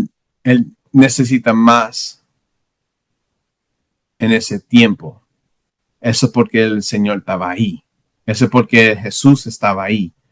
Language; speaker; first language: Spanish; non-native, learner; English